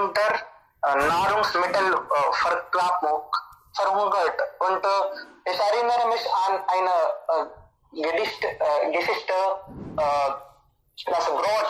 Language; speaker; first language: German; non-native, learner; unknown